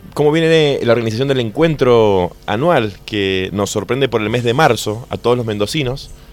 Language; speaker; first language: Spanish; native; Spanish